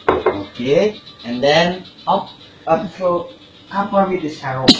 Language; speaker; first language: English; non-native, learner; Indonesian